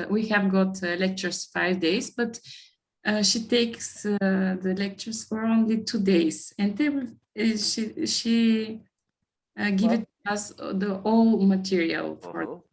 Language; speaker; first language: English; non-native, learner; Bulgarian